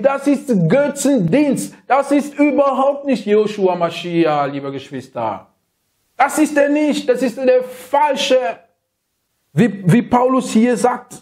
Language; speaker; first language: German; non-native, learner; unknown